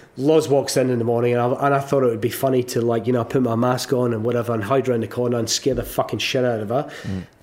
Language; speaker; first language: English; native; English